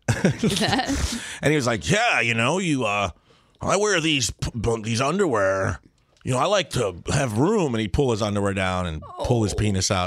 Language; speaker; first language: English; early bilingual, other home language; Spanish